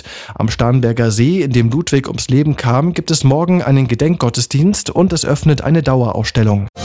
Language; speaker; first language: German; native; German